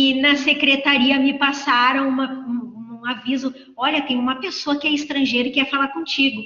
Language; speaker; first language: Portuguese; native; Portuguese